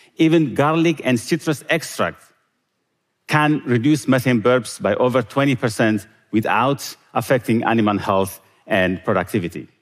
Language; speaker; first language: English; non-native, fluent; Tigrinya